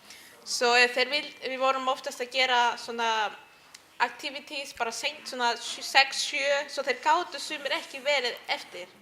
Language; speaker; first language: Icelandic; early bilingual, other home language; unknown